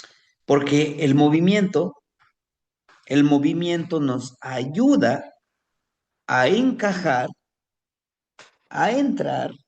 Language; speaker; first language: Spanish; native; Spanish